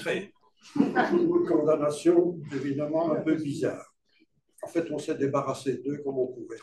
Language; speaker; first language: French; native; French